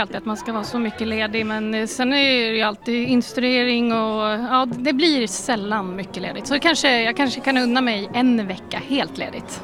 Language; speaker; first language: Swedish; native; Swedish